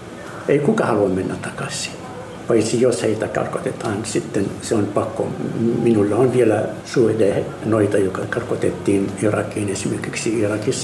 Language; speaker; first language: Finnish; non-native, fluent; Arabic